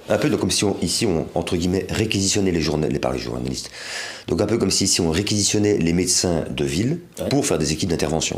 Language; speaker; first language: French; native; French